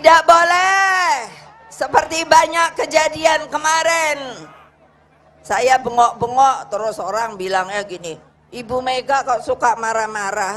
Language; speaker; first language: Indonesian; native; Indonesian